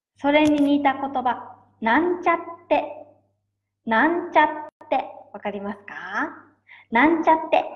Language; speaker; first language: Japanese; native; Japanese